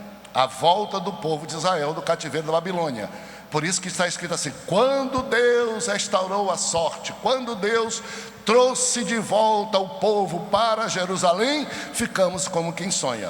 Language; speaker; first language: Portuguese; native; Portuguese